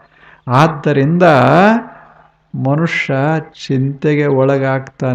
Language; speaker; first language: Kannada; native; Kannada